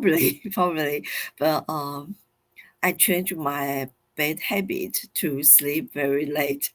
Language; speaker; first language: English; non-native, fluent; Chinese